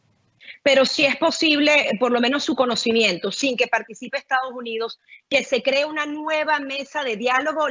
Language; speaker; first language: Spanish; native; Spanish